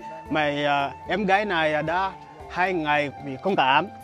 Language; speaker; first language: Vietnamese; non-native, learner; Portuguese